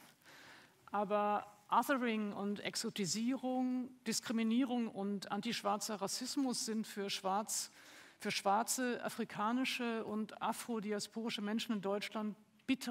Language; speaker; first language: German; native; German